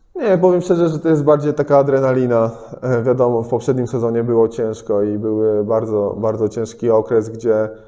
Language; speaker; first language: Polish; native; Polish